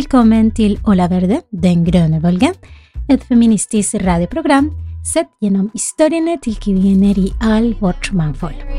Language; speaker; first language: Norwegian; non-native, fluent; Spanish